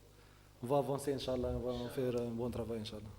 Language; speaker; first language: French; non-native, local second language; Arabic